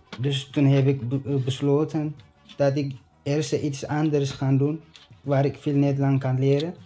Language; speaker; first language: Dutch; non-native, learner; Tigrinya